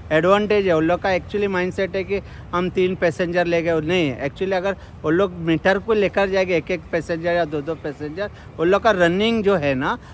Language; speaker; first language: Hindi; non-native, local second language; Marathi